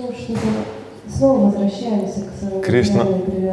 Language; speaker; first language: Russian; native; Russian